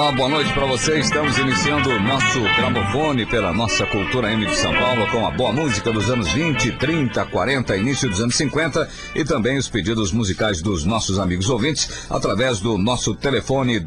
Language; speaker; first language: Portuguese; native; Portuguese